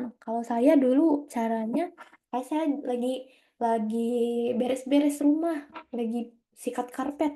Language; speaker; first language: Indonesian; native; Indonesian